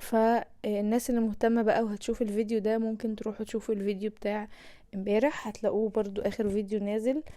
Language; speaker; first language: Arabic; native; Arabic